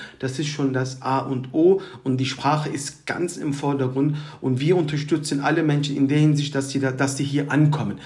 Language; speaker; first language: German; early bilingual, other home language; Turkish